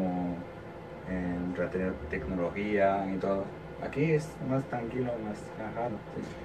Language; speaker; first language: Spanish; non-native, learner; French